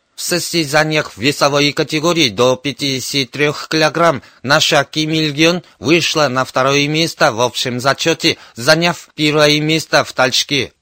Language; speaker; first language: Russian; non-native, fluent; Korean